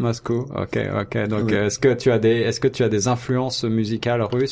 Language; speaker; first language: French; native; French